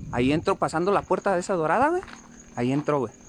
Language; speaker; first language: Spanish; native; Spanish